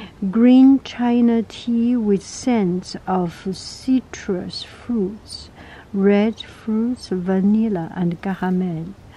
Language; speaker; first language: English; non-native, fluent; Chinese